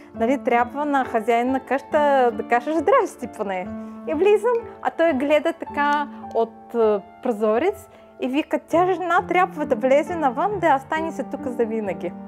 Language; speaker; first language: Bulgarian; early bilingual, heritage; Bulgarian